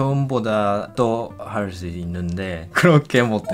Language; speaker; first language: Korean; non-native, learner; Japanese